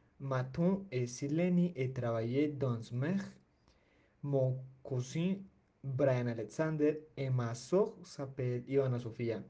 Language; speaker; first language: French; non-native, learner; Spanish